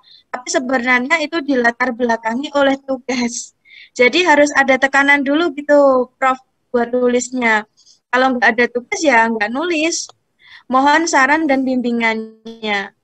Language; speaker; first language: Indonesian; native; Indonesian